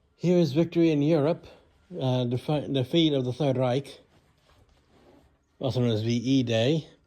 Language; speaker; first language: English; native; English